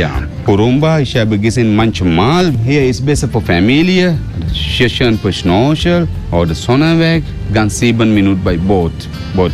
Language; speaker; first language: German; non-native, learner; Sinhala